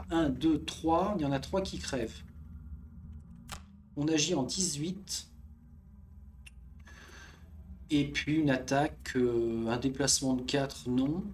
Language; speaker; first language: French; native; French